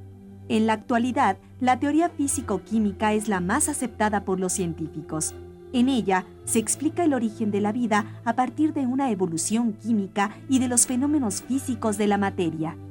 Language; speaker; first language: Spanish; native; Spanish